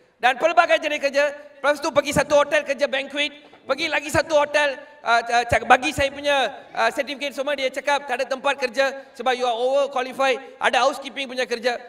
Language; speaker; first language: Malay; non-native, local second language; Tamil